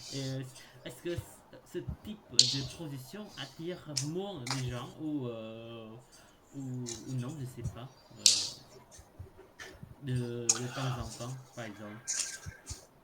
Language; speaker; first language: French; non-native, learner; Khmer